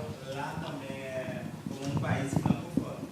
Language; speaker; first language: Portuguese; non-native, learner; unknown